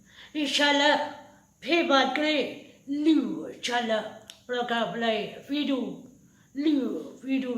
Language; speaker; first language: Hindi; non-native, learner; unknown